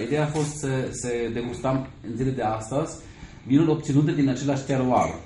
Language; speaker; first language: Romanian; non-native, fluent; German